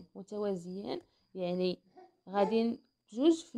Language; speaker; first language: Arabic; native; Arabic